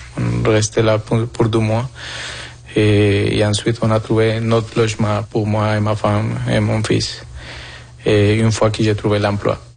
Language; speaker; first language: French; non-native, fluent; Spanish